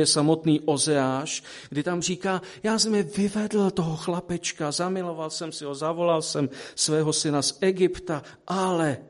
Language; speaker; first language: Czech; native; Czech